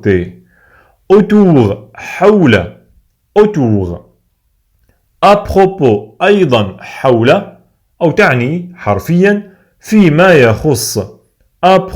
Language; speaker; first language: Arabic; native; Arabic